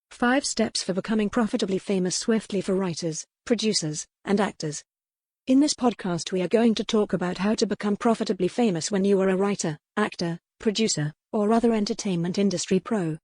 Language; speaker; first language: English; native; English